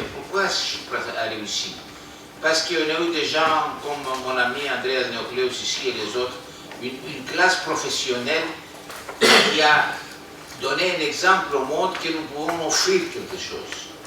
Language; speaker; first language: French; non-native, fluent; Greek